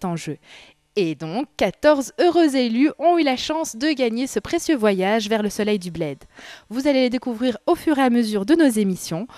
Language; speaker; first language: French; early bilingual, other home language; Arabic